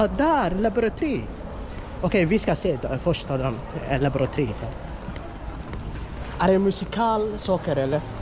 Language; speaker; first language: Swedish; non-native, learner; Somali